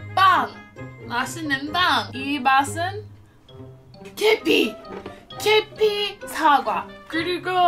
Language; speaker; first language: Korean; non-native, learner; English